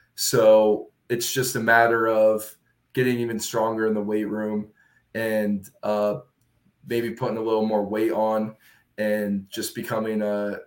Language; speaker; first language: English; native; English